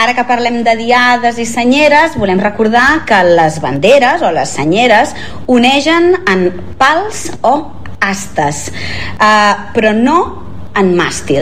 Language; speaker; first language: Catalan; native; Catalan